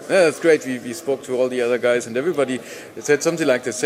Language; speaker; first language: English; non-native, fluent; German